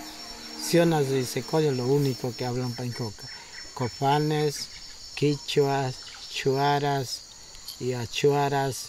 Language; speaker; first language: Spanish; non-native, local second language; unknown